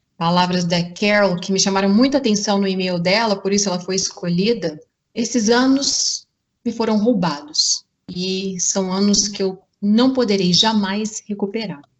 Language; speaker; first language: Portuguese; native; Portuguese